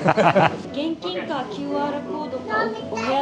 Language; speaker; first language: Japanese; native; Japanese